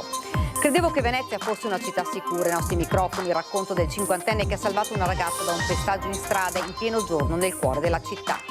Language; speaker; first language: Italian; native; Italian